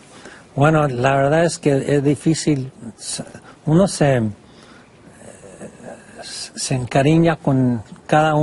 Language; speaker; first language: Spanish; non-native, fluent; English